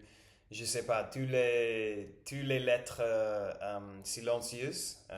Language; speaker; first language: French; non-native, learner; English